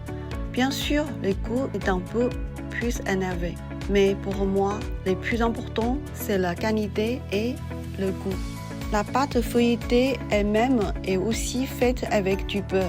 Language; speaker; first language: French; non-native, fluent; Chinese